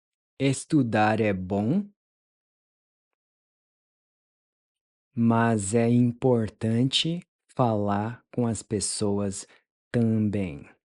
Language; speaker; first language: Portuguese; non-native, fluent; English